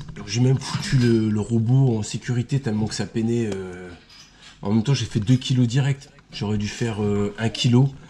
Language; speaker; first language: French; native; French